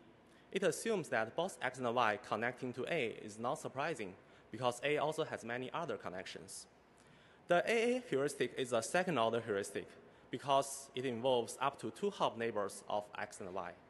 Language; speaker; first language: English; non-native, fluent; Chinese